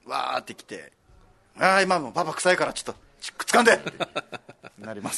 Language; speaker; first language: Japanese; native; Japanese